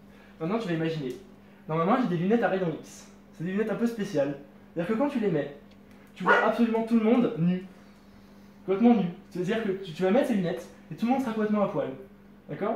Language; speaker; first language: French; native; French